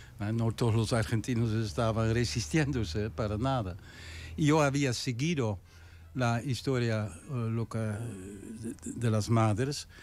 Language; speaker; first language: Spanish; non-native, fluent; Dutch